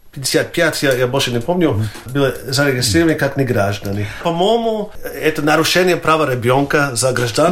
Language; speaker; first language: Russian; non-native, fluent; Latvian